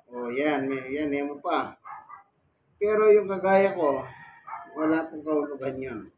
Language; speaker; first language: Filipino; non-native, local second language; Pampanga